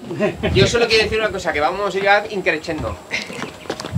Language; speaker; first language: Spanish; native; Spanish